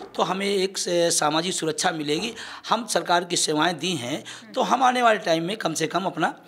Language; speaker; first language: Hindi; native; Hindi